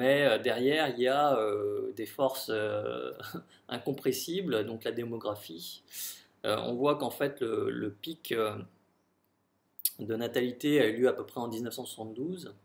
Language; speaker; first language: French; native; French